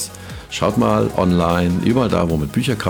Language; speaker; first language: German; native; German